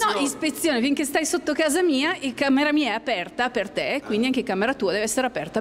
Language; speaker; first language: Italian; native; Italian